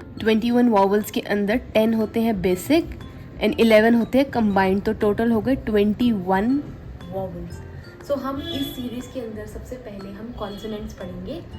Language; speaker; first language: Hindi; native; Hindi